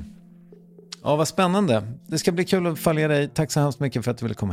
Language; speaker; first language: Swedish; native; Swedish